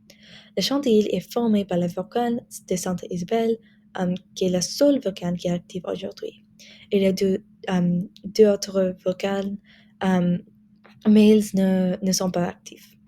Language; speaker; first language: French; non-native, learner; English